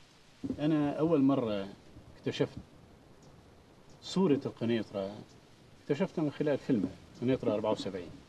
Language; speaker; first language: Arabic; native; Arabic